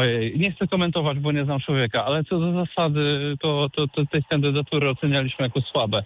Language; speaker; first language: Polish; native; Polish